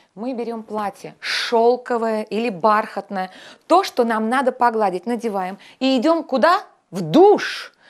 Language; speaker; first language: Russian; native; Russian